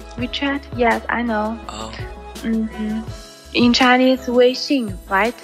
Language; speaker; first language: English; non-native, learner; Chinese